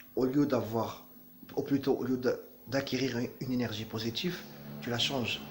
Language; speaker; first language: French; non-native, local second language; Arabic